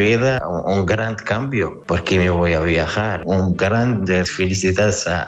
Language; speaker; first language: Spanish; non-native, learner; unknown